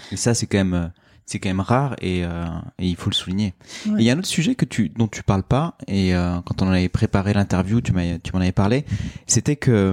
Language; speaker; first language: French; native; French